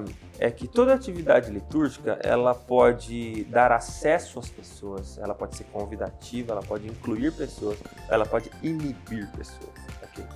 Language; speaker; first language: Portuguese; native; Portuguese